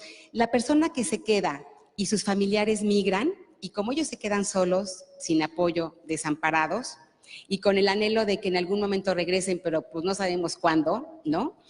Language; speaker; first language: Spanish; native; Spanish